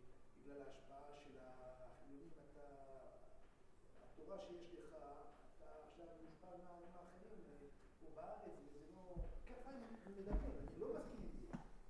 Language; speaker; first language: Hebrew; non-native, fluent; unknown